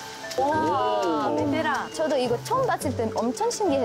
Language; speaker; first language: Korean; non-native, learner; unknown